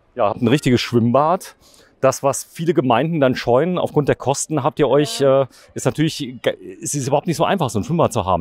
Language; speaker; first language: German; native; German